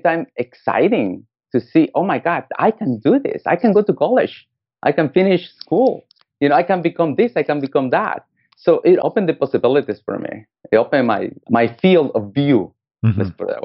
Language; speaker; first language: English; non-native, fluent; Spanish